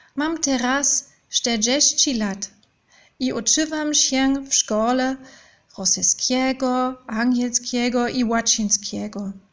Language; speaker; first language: Polish; non-native, learner; German